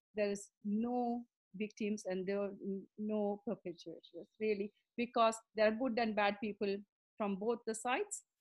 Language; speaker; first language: English; non-native, local second language; Tamil